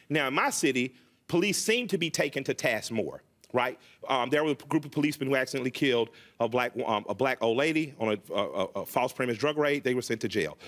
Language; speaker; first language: English; native; English